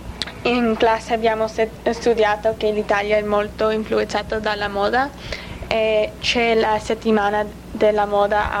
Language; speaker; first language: Italian; non-native, learner; English